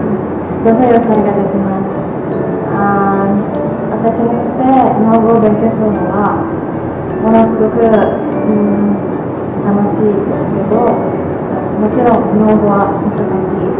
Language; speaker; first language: Japanese; non-native, learner; Indonesian